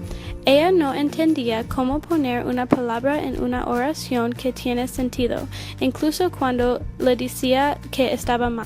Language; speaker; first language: Spanish; early bilingual, heritage; English